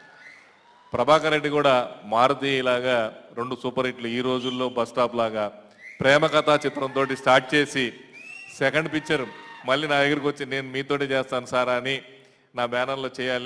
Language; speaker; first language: Telugu; native; Telugu